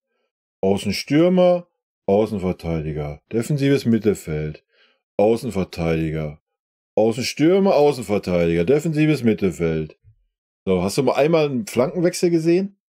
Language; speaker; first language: German; native; German